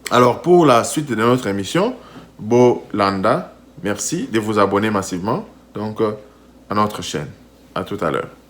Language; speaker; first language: French; non-native, local second language; Lingala